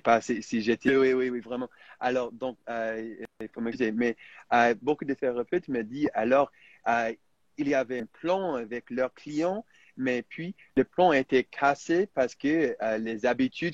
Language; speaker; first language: French; non-native, fluent; English